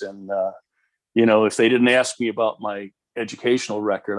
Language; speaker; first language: English; native; English